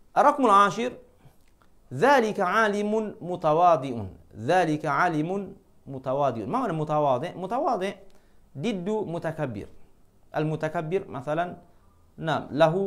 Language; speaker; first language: Arabic; non-native, fluent; Malay